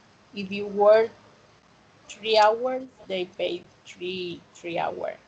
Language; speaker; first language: English; non-native, fluent; Spanish